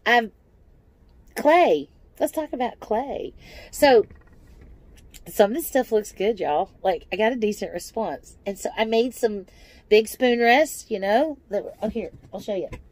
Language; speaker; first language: English; native; English